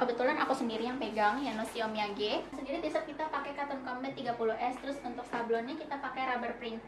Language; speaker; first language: Indonesian; native; Indonesian